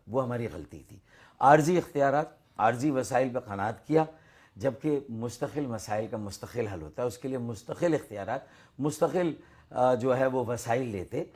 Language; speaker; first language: Urdu; non-native, local second language; Memoni